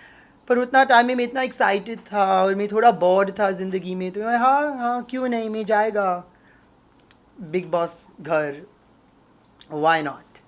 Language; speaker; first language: Hindi; non-native, local second language; English